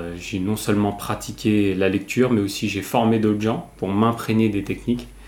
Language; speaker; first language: French; early bilingual, other home language; Kabyle